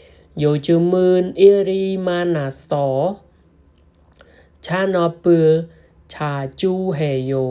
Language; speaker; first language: Korean; non-native, learner; Khmer